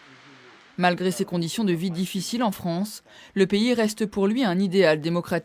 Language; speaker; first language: French; native; French